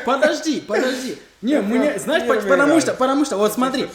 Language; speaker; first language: Russian; non-native, learner; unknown